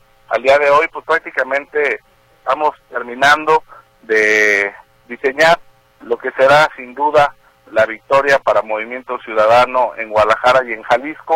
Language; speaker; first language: Spanish; native; Spanish